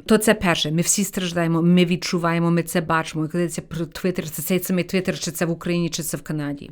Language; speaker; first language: Ukrainian; early bilingual, heritage; Ukrainian